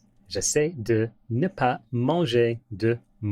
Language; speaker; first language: French; non-native, learner; English